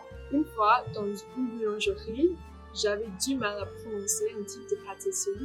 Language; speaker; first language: French; non-native, fluent; English